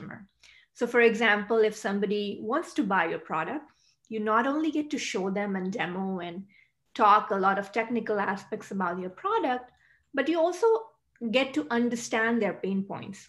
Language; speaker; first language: English; non-native, local second language; Hindi